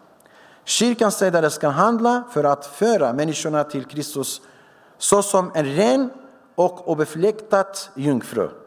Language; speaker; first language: Swedish; non-native, fluent; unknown